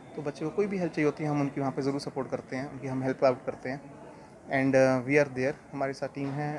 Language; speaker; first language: Hindi; native; Hindi